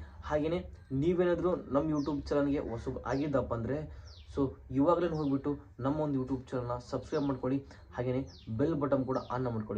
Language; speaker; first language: Kannada; native; Kannada